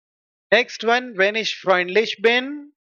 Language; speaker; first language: German; non-native, fluent; Hindi